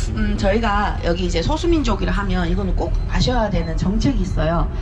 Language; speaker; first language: Korean; early bilingual, heritage; Korean